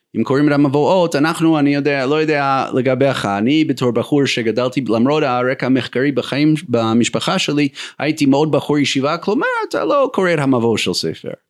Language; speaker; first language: Hebrew; non-native, fluent; English